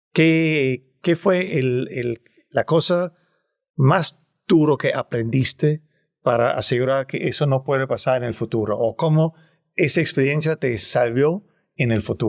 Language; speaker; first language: Spanish; non-native, fluent; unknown